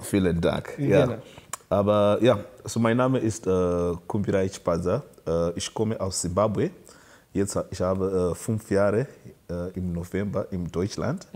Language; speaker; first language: German; non-native, learner; Shona